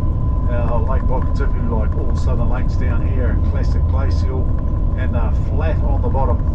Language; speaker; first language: English; native; English